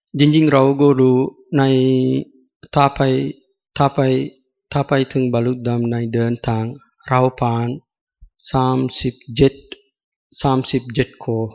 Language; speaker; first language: Thai; non-native, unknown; Sinhala